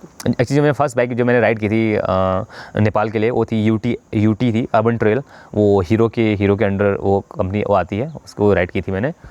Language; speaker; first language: Hindi; native; Hindi